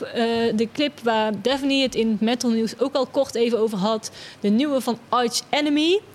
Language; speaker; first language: Dutch; native; Dutch